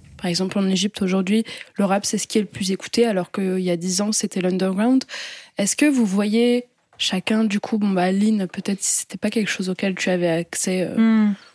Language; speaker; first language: French; native; French